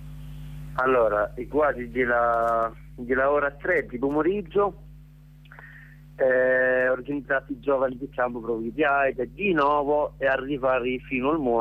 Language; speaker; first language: Italian; non-native, learner; Arabic